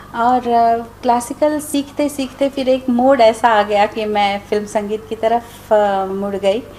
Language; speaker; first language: Hindi; non-native, local second language; Marathi